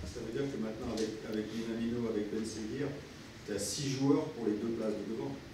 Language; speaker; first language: French; native; French